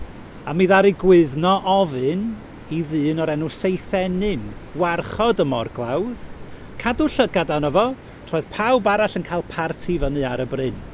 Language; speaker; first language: Welsh; native; Welsh